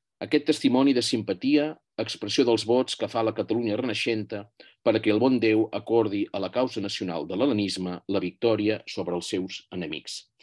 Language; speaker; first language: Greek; non-native, fluent; Catalan